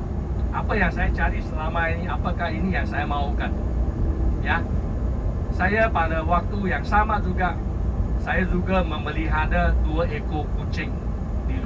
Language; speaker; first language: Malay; non-native, local second language; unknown